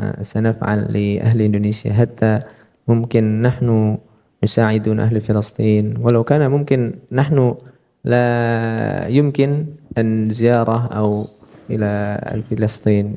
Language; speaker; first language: Arabic; non-native, learner; Indonesian